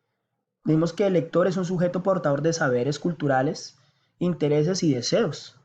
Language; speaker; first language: Spanish; native; Spanish